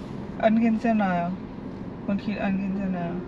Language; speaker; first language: Korean; non-native, learner; Lao